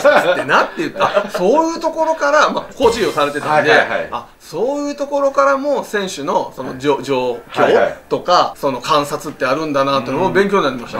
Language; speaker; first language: Japanese; native; Japanese